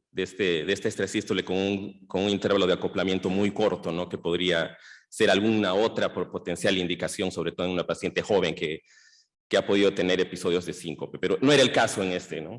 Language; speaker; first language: Spanish; native; Spanish